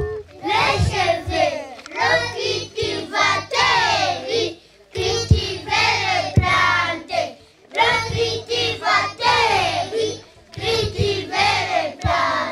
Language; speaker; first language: French; non-native, learner; Kinyarwanda